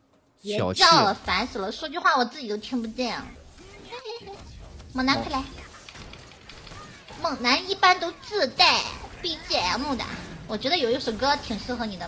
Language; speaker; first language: Chinese; native; Chinese